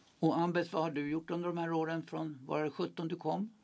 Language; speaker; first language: Swedish; native; Swedish